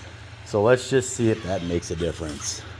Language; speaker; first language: English; native; English